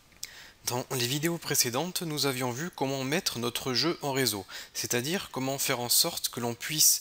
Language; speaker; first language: French; native; French